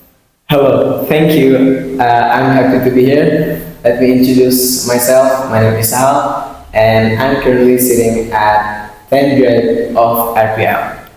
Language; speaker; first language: English; non-native, learner; Indonesian